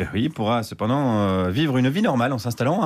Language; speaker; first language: French; native; French